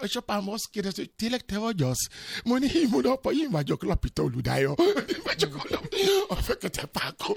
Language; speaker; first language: Hungarian; non-native, local second language; Albanian